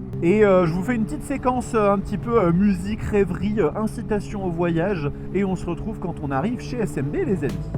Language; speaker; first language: French; native; French